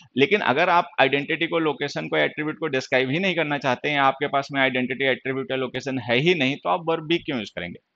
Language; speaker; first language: Hindi; native; Hindi